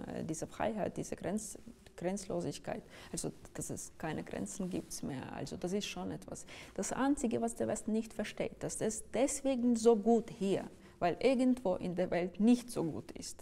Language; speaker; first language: German; non-native, fluent; Ukrainian